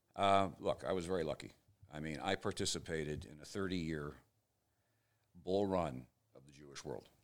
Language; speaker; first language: English; native; English